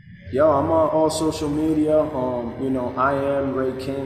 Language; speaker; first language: English; early bilingual, other home language; Spanish